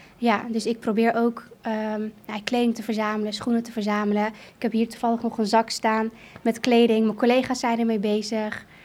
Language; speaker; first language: Dutch; early bilingual, other home language; Kurdish